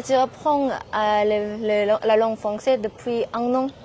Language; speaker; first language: French; non-native, learner; Thai